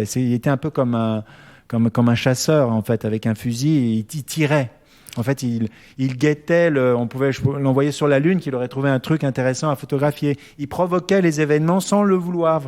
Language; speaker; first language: French; native; French